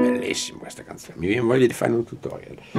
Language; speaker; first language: Italian; native; Italian